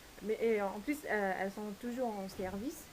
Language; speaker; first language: French; non-native, local second language; Arabic